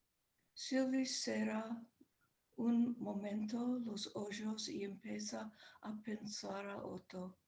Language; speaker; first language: Spanish; non-native, learner; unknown